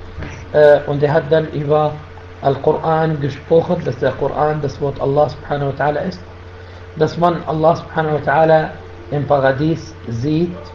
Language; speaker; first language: German; non-native, fluent; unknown